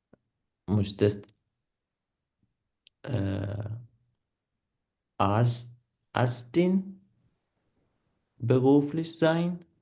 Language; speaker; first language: German; non-native, learner; Punjabi